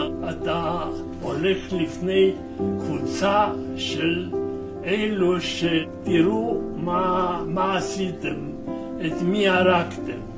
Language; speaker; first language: Hebrew; non-native, fluent; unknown